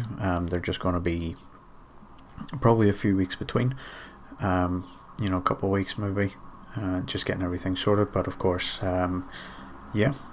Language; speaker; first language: English; native; English